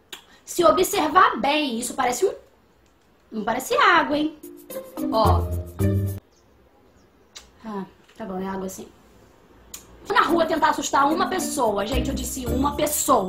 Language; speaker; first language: Portuguese; native; Portuguese